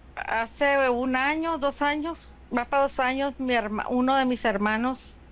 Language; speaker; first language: Spanish; native; Spanish